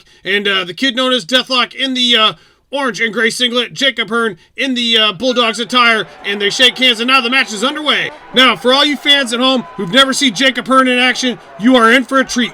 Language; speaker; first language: English; native; English